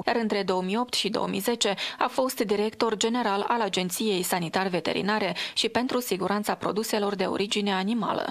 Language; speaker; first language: Romanian; native; Romanian